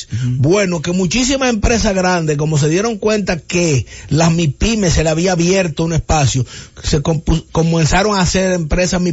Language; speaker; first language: Spanish; native; Spanish